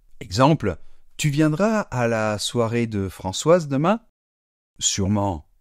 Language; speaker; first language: French; native; French